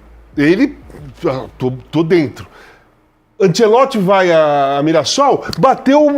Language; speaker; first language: Portuguese; native; Portuguese